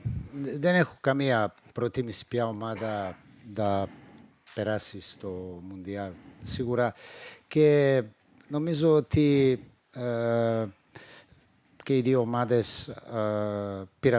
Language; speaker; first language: Greek; non-native, fluent; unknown